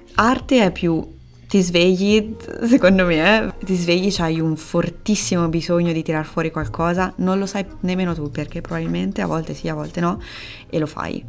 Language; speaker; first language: Italian; native; Italian